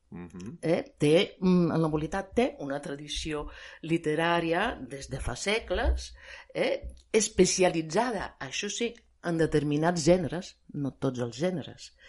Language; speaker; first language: Catalan; non-native, fluent; Italian